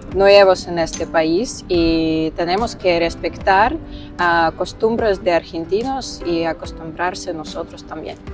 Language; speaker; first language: Spanish; non-native, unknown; Russian